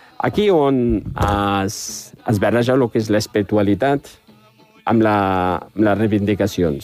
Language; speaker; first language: Catalan; non-native, fluent; Riffian